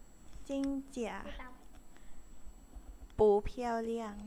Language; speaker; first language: Chinese; non-native, learner; Thai